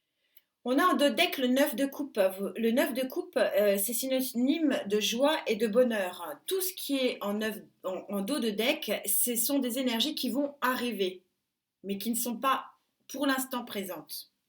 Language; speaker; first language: French; native; French